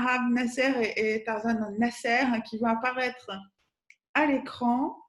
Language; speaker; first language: French; native; French